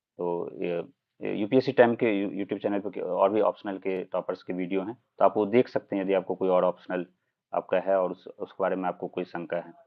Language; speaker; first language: Hindi; non-native, local second language; Maithili